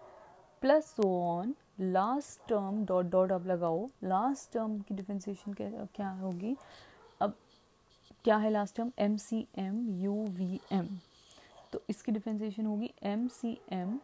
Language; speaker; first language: Hindi; native; Hindi